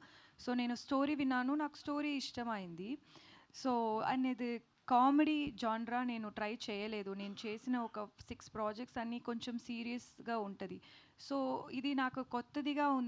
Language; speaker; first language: Telugu; non-native, learner; Tamil